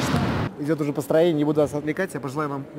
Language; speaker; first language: Russian; native; Russian